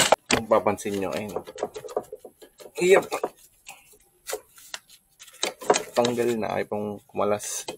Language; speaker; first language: Filipino; native; Filipino